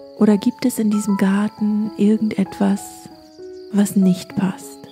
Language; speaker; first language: German; native; German